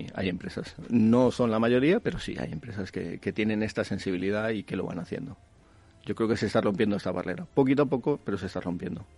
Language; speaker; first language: Spanish; native; Spanish